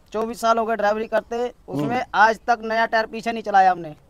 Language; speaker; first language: Hindi; native; Hindi